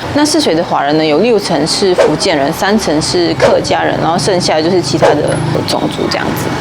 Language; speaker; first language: Chinese; early bilingual, heritage; Chinese